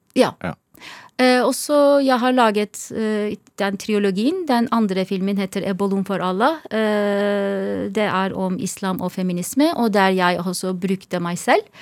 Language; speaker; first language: Norwegian; non-native, fluent; Turkish